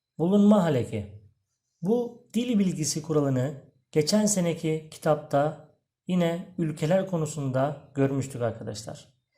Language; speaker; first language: Turkish; native; Turkish